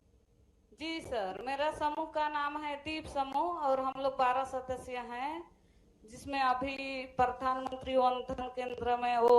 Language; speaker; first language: Hindi; non-native, local second language; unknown